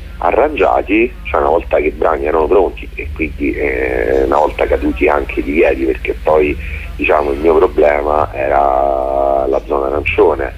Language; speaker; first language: Italian; native; Italian